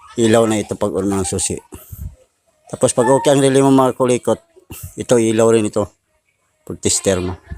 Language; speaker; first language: Filipino; native; Filipino